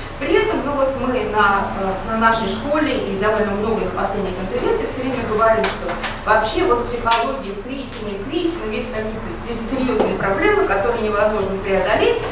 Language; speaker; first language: Russian; native; Russian